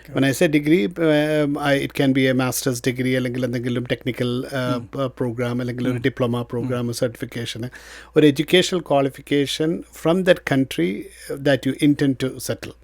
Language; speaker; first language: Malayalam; early bilingual, heritage; Malayalam